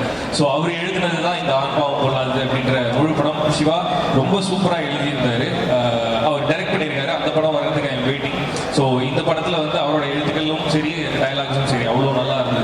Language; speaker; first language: Tamil; native; Tamil